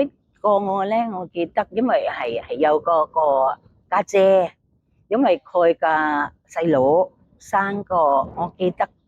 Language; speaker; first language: Cantonese; non-native, learner; Thai